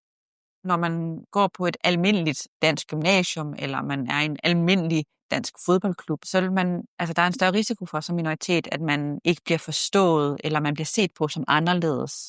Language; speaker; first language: Danish; native; Danish